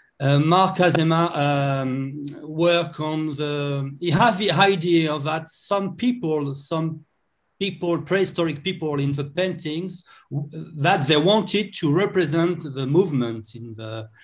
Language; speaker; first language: English; non-native, learner; French